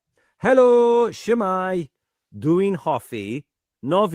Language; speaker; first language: Welsh; non-native, learner; English